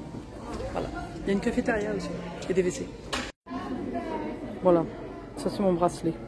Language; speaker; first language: French; native; French